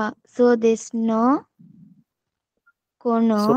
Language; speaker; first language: Japanese; non-native, learner; Sinhala